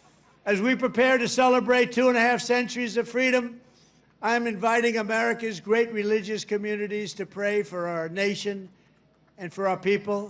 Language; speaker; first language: English; native; English